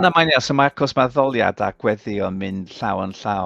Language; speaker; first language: Welsh; non-native, fluent; English